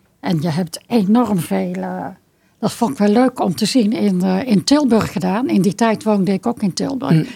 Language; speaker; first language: Dutch; native; Dutch